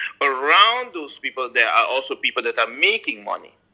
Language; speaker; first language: English; non-native, fluent; Dutch